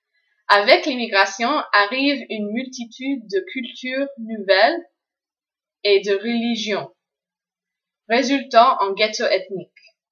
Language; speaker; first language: French; non-native, fluent; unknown